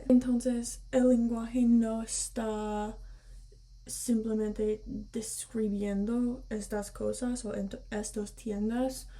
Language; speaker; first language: Spanish; early bilingual, heritage; Spanish